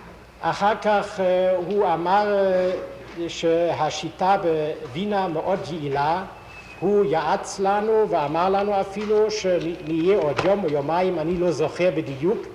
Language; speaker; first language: Hebrew; non-native, fluent; German